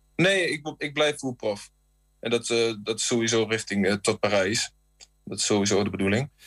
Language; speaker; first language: Dutch; native; Dutch